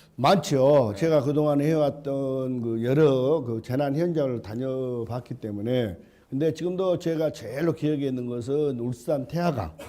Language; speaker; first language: Korean; native; Korean